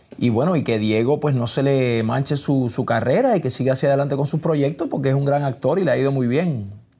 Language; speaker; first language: Spanish; native; Spanish